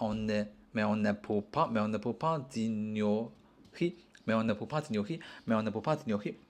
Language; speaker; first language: French; non-native, learner; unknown